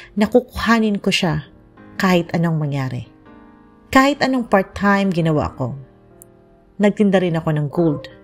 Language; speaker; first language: Filipino; non-native, local second language; Bikol